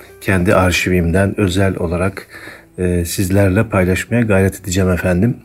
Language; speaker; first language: Turkish; native; Turkish